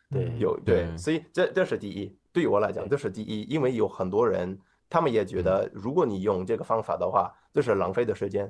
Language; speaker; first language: Chinese; non-native, fluent; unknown